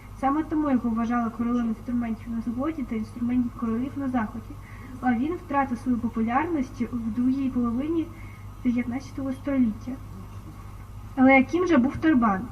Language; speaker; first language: Ukrainian; native; Ukrainian